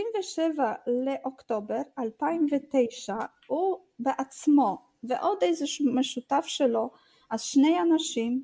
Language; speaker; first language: Hebrew; non-native, fluent; Russian